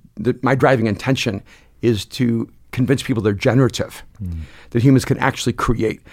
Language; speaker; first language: English; early bilingual, other home language; Spanish